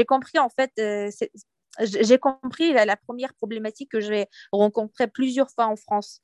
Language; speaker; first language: French; non-native, fluent; Uyghur